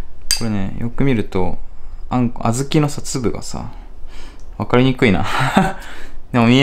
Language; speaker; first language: Japanese; native; Japanese